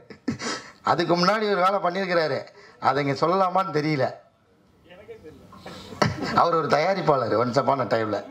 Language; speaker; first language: Tamil; native; Tamil